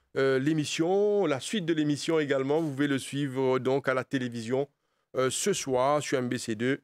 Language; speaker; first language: French; non-native, local second language; Morisyen